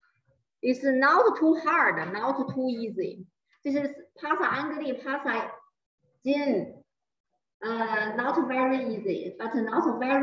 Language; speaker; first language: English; non-native, fluent; Chinese